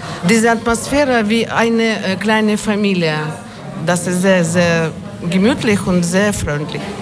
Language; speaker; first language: German; non-native, learner; Ukrainian